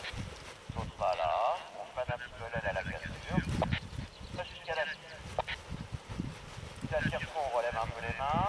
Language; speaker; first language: French; native; French